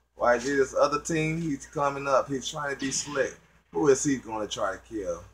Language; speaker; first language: English; native; English